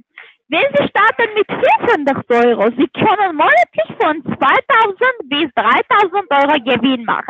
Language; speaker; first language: German; non-native, learner; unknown